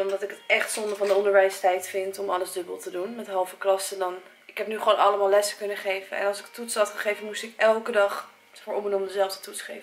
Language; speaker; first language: Dutch; native; Dutch